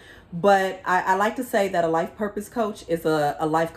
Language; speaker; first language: English; native; English